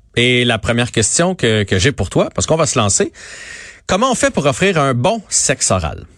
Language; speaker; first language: French; native; French